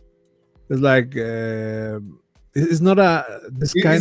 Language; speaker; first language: English; non-native, fluent; Spanish